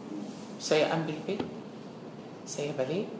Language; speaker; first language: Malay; non-native, fluent; Arabic